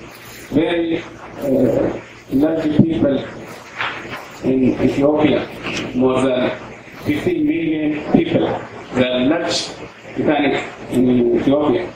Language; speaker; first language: English; non-native, learner; Oromo